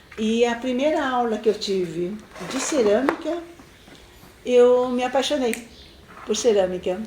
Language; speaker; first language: Portuguese; early bilingual, other home language; Chinese